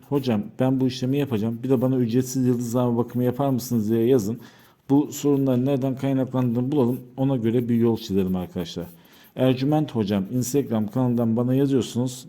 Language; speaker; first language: Turkish; native; Turkish